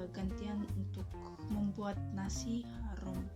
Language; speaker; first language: Malay; non-native, fluent; Russian